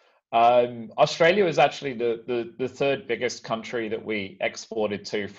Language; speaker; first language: English; native; English